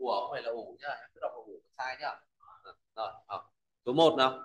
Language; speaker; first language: Chinese; non-native, fluent; Vietnamese